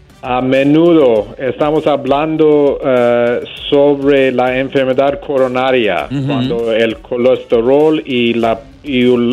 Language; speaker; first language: Spanish; non-native, fluent; English